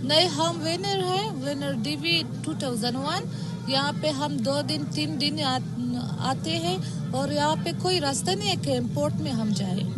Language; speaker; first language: Hindi; non-native, fluent; Persian